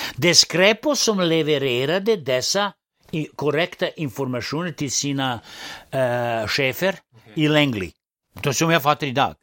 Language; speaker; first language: Swedish; non-native, fluent; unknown